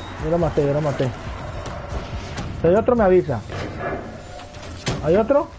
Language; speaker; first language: Spanish; native; Spanish